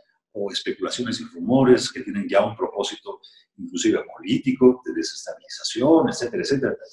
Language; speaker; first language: Spanish; native; Spanish